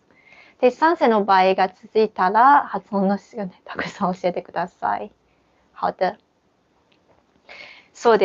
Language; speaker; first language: Japanese; non-native, fluent; Chinese